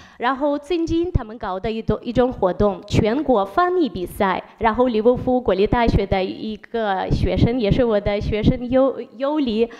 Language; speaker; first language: Chinese; non-native, fluent; Ukrainian